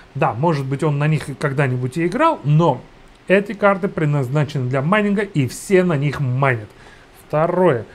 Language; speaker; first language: Russian; non-native, fluent; Georgian